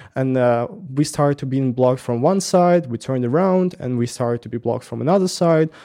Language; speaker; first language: English; non-native, fluent; Russian